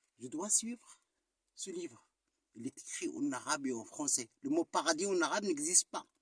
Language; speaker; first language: French; non-native, local second language; Arabic